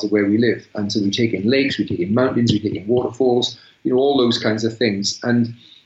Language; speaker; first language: English; native; English